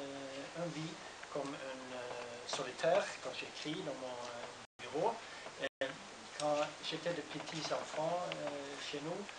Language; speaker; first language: French; non-native, learner; Norwegian